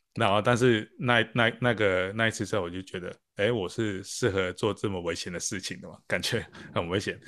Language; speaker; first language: Chinese; non-native, local second language; Cantonese